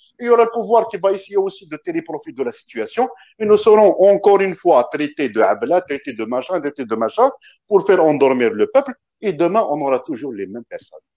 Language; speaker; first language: French; non-native, local second language; Kabyle